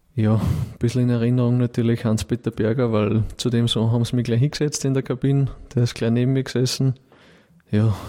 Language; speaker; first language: German; native; German